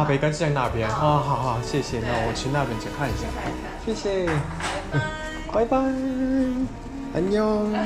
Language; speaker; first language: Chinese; non-native, fluent; Korean